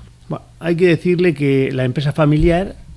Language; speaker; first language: Spanish; native; Spanish